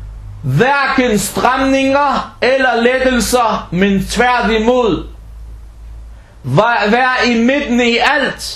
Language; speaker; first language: Danish; early bilingual, other home language; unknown